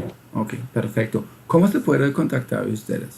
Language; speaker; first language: Spanish; non-native, fluent; German